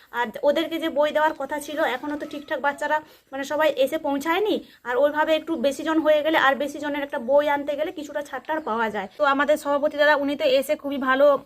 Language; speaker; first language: Bangla; non-native, local second language; Santali